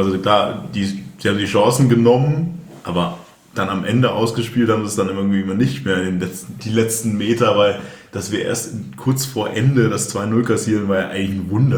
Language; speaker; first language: German; native; German